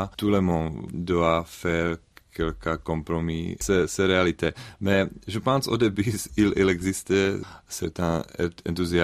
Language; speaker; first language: French; non-native, learner; Czech